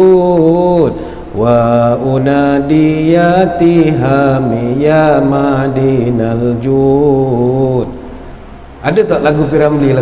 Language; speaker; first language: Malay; native; Malay